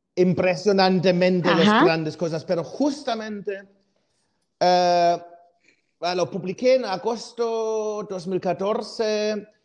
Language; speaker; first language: Spanish; non-native, fluent; German